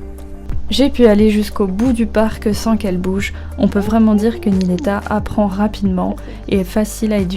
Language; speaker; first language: French; native; French